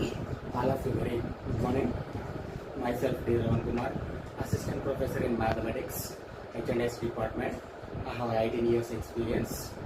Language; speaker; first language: English; non-native, local second language; Telugu